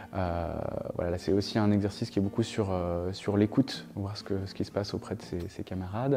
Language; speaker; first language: French; native; French